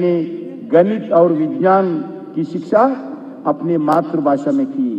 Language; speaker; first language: Hindi; non-native, local second language; Telugu